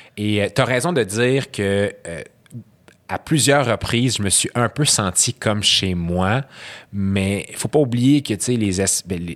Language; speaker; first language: French; early bilingual, other home language; Arabic